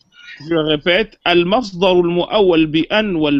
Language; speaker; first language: Arabic; non-native, fluent; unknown